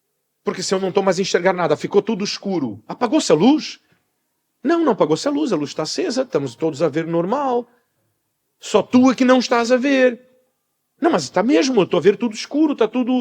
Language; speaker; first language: Portuguese; native; Portuguese